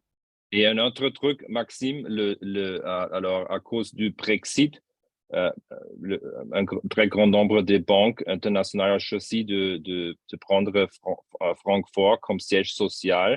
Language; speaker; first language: French; non-native, fluent; German